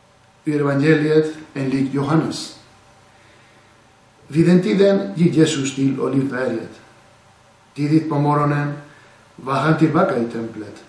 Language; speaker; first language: Swedish; non-native, fluent; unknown